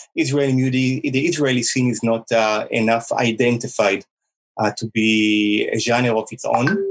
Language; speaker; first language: English; non-native, fluent; Hebrew